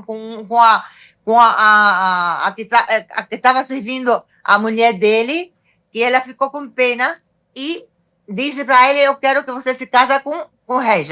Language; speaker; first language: Portuguese; non-native, fluent; Arabic